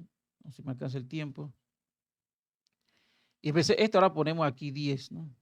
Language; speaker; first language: Spanish; native; Spanish